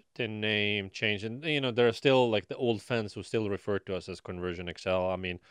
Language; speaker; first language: English; non-native, fluent; Estonian